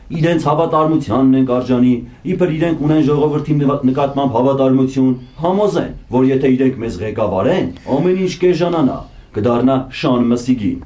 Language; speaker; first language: Armenian; native; Armenian